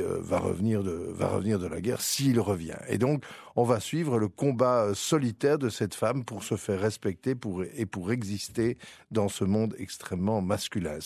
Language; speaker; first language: French; native; French